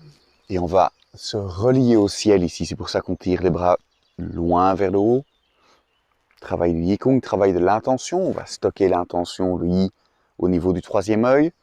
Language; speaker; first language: French; native; French